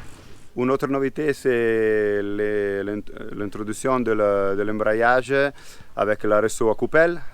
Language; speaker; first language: French; non-native, learner; Italian